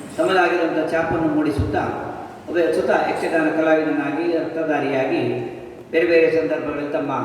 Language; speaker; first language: Kannada; native; Kannada